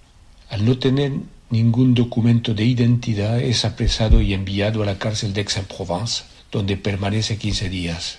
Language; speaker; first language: Spanish; native; Spanish